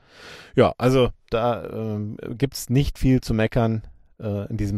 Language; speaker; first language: German; native; German